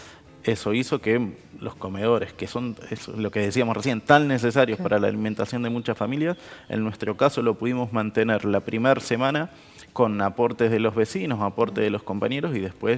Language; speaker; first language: Spanish; native; Spanish